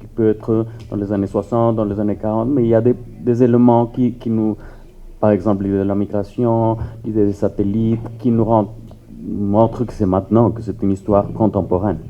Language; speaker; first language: French; non-native, fluent; Spanish